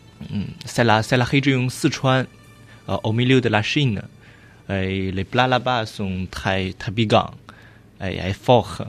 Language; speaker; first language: French; non-native, learner; Chinese